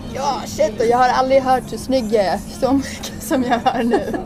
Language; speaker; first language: Swedish; early bilingual, heritage; English